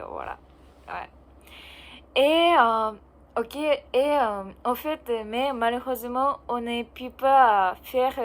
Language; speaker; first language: French; non-native, learner; Japanese